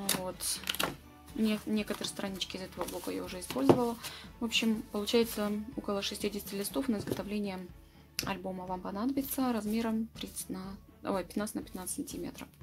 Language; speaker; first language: Russian; native; Russian